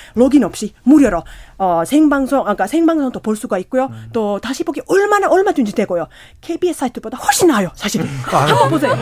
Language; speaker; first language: Korean; non-native, fluent; Finnish